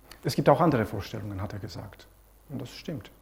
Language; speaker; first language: German; non-native, fluent; Romanian